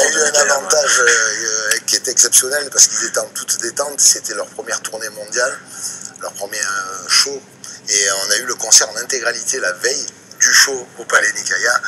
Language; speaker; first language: French; native; French